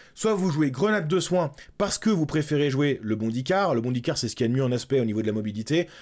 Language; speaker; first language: French; native; French